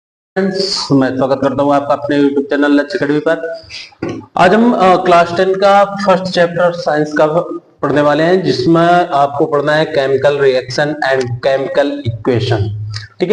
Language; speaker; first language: Hindi; native; Hindi